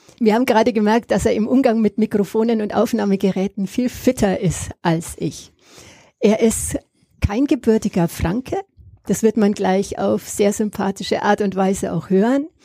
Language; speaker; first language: German; native; German